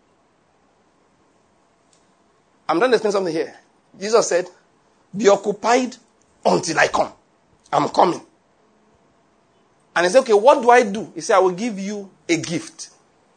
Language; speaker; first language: English; non-native, local second language; Yoruba